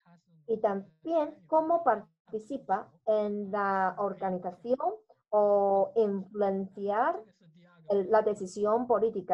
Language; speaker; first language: Spanish; non-native, learner; Chinese